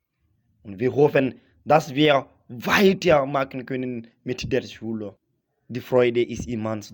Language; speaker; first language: German; non-native, fluent; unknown